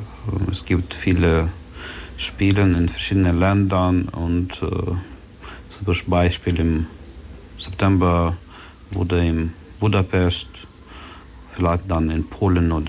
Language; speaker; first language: German; non-native, learner; Ukrainian